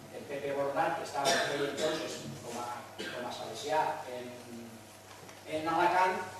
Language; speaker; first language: Spanish; non-native, local second language; Catalan